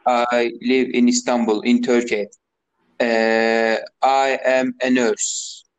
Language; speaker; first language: English; non-native, learner; Turkish